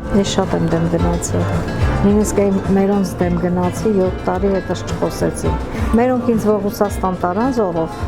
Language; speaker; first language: Armenian; non-native, local second language; Kurdish